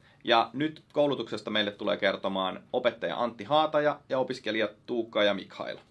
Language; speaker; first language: Finnish; native; Finnish